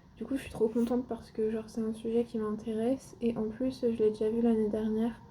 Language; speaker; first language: French; native; French